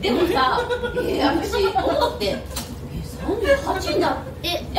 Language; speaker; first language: Japanese; native; Japanese